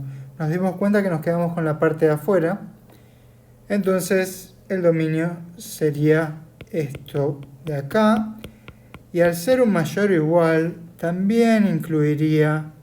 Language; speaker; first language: Spanish; native; Spanish